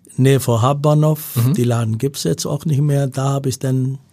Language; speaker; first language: German; non-native, learner; Punjabi